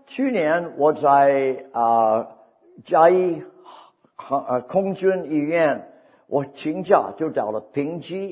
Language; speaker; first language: Chinese; non-native, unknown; English